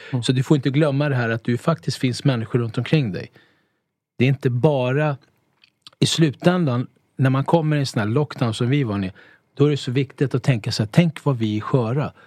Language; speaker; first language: Swedish; early bilingual, other home language; Italian